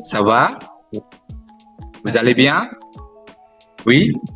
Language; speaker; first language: French; non-native, fluent; Indonesian